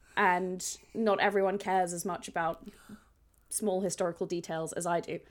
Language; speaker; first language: English; native; English